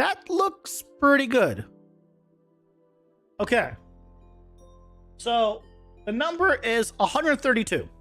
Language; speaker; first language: English; native; English